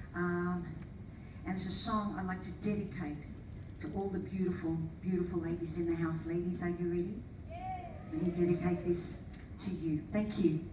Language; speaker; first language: English; native; English